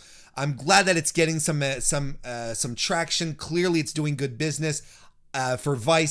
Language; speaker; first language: English; native; English